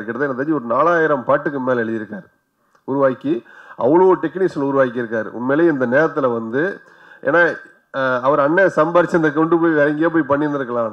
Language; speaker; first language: Tamil; native; Tamil